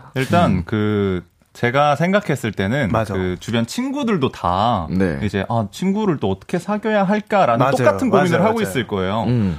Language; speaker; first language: Korean; native; Korean